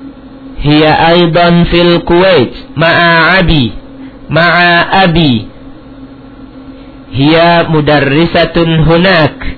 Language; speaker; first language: Arabic; non-native, fluent; Indonesian